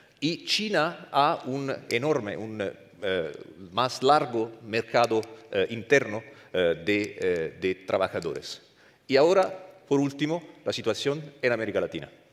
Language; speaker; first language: Spanish; non-native, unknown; Italian